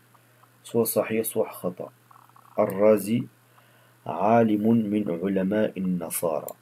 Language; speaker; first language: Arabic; non-native, fluent; French